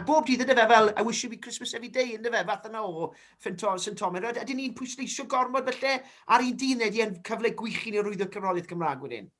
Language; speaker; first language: Welsh; native; Welsh